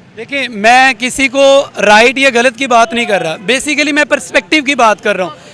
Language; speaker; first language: Urdu; non-native, local second language; Punjabi